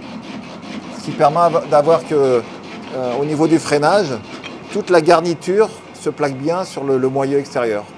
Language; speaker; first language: French; native; French